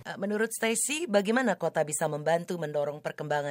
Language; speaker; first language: Indonesian; native; Indonesian